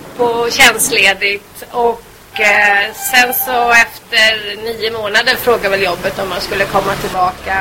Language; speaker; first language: Swedish; native; Swedish